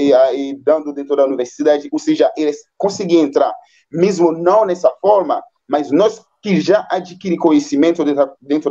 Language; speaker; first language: Portuguese; non-native, fluent; Haitian Creole